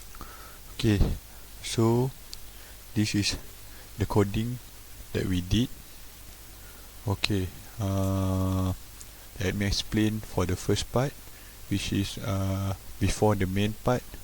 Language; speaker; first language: English; non-native, local second language; Malay